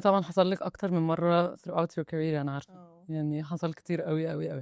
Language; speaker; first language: Arabic; native; Arabic